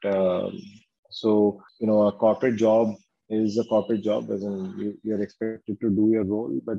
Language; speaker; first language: English; non-native, local second language; Kannada